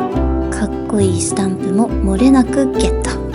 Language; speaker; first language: Japanese; native; Japanese